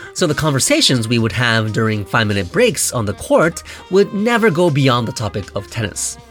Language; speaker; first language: English; non-native, fluent; Japanese